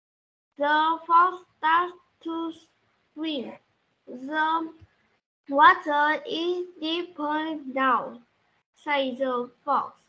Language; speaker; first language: English; non-native, learner; Vietnamese